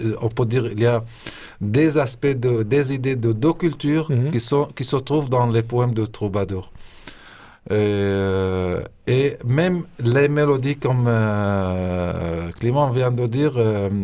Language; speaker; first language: French; non-native, fluent; Arabic